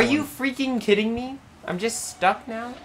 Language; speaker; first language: English; native; English